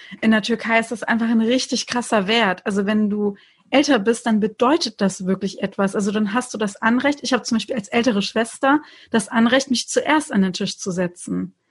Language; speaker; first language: German; early bilingual, other home language; Turkish